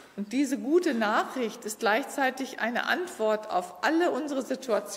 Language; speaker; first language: German; native; German